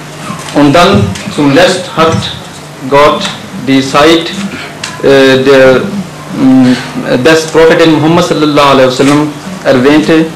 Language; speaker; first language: German; non-native, fluent; Urdu